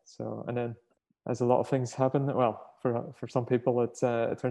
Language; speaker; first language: English; native; English